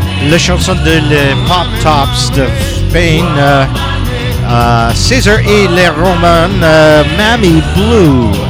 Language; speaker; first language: French; non-native, learner; English